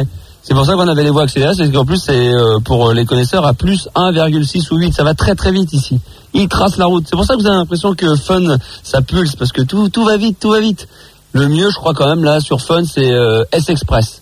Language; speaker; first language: French; native; French